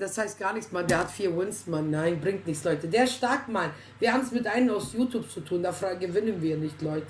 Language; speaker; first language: German; native; German